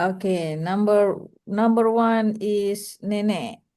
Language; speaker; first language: English; non-native, local second language; Malay